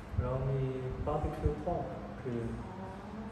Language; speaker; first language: Thai; non-native, learner; Cantonese